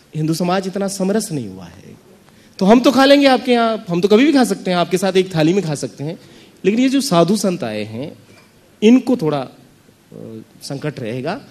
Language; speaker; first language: Hindi; native; Hindi